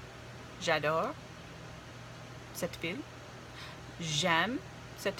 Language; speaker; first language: French; non-native, fluent; English